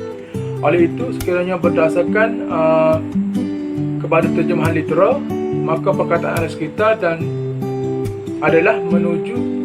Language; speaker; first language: Malay; native; Malay